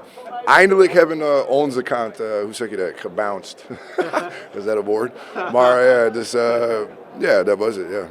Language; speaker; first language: Dutch; non-native, learner; English